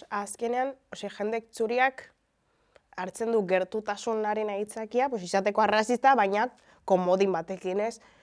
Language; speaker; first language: Basque; early bilingual, other home language; Spanish